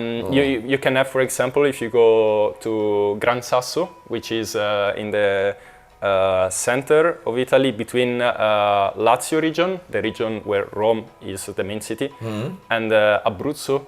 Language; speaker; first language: English; non-native, fluent; Italian